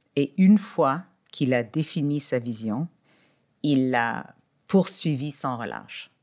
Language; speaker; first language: French; native; French